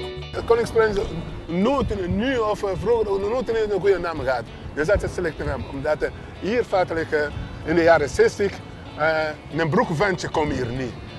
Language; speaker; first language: Dutch; non-native, learner; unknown